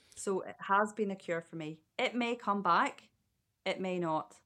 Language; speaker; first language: English; native; English